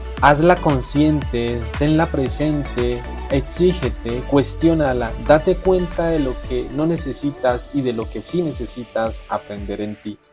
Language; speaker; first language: Spanish; native; Spanish